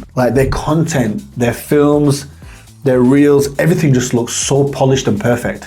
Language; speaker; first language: English; native; English